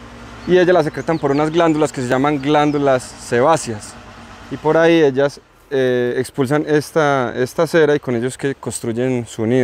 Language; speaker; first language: Spanish; native; Spanish